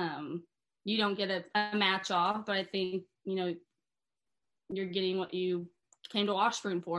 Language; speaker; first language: English; native; English